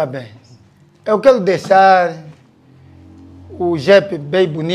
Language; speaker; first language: Portuguese; non-native, local second language; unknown